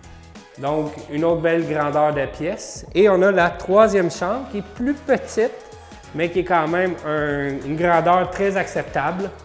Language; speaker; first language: French; native; French